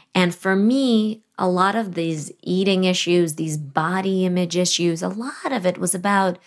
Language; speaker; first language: English; early bilingual, other home language; Russian